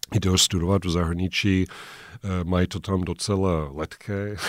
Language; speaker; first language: Czech; non-native, fluent; English